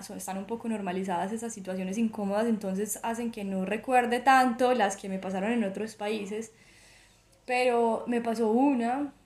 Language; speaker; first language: Spanish; native; Spanish